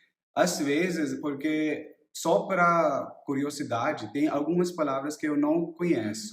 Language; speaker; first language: Portuguese; non-native, learner; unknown